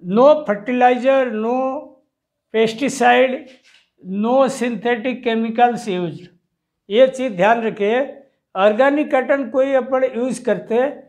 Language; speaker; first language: Hindi; non-native, local second language; Odia